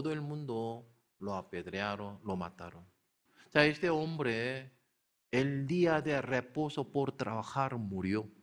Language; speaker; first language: Spanish; non-native, learner; Korean